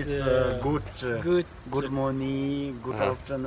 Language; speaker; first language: English; non-native, learner; Tibetan